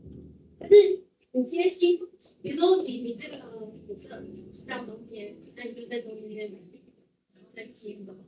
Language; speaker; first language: Chinese; native; Chinese